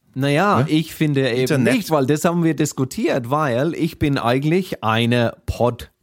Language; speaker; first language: German; non-native, fluent; English